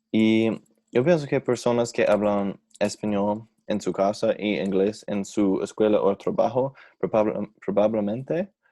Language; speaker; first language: Spanish; non-native, learner; English